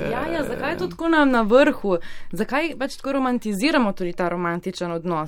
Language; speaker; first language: Slovenian; native; Slovenian